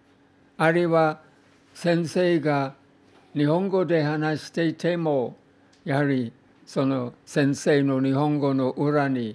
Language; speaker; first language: Japanese; non-native, fluent; English